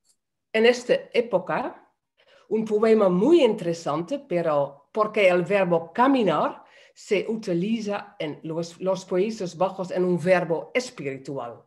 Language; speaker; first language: Spanish; non-native, fluent; Dutch